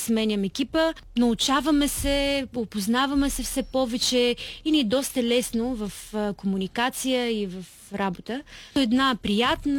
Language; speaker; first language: Bulgarian; non-native, fluent; Ukrainian